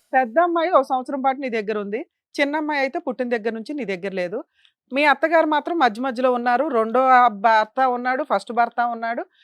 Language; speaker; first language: Telugu; native; Telugu